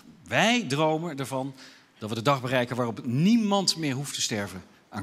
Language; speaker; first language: Dutch; native; Dutch